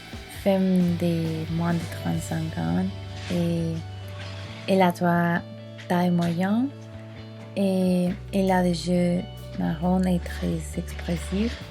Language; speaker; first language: French; non-native, learner; Spanish